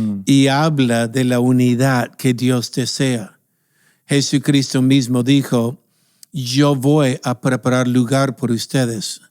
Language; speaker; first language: Spanish; non-native, fluent; English